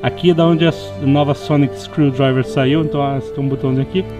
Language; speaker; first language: Portuguese; native; Portuguese